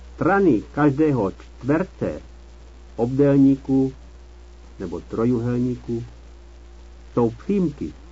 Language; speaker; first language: Czech; native; Czech